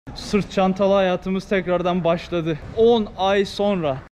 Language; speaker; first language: Turkish; native; Turkish